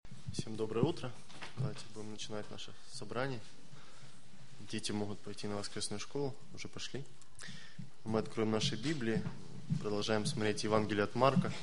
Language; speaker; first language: Russian; native; Russian